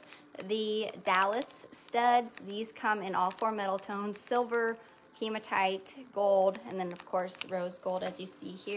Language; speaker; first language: English; native; English